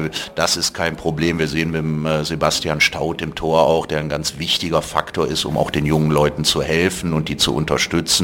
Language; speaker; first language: German; native; German